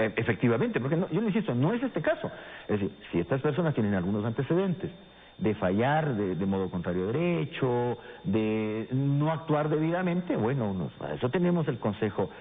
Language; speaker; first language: Spanish; native; Spanish